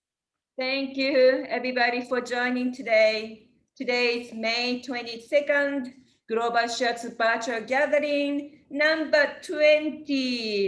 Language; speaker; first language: English; non-native, learner; Japanese